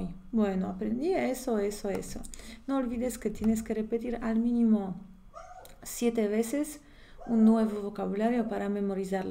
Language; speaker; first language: Spanish; non-native, fluent; Polish